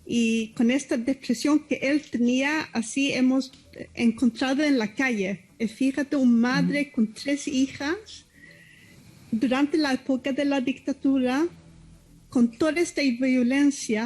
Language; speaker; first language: Spanish; early bilingual, heritage; Spanish